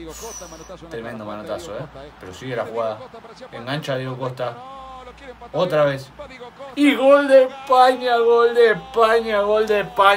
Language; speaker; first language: Spanish; native; Spanish